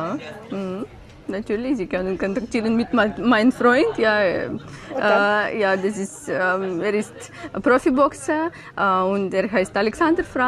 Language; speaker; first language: German; non-native, learner; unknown